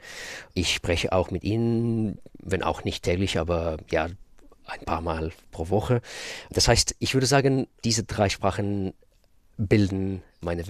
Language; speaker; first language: German; non-native, fluent; Russian